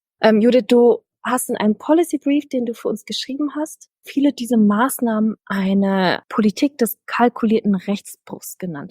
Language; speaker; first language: German; native; German